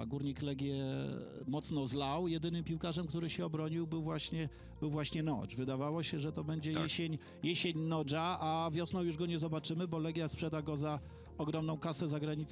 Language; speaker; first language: Polish; native; Polish